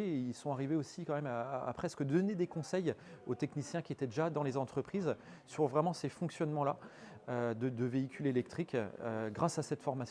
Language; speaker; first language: French; native; French